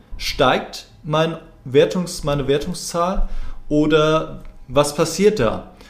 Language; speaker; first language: German; native; German